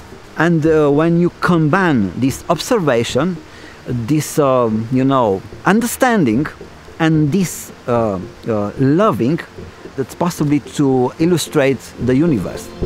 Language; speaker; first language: English; non-native, fluent; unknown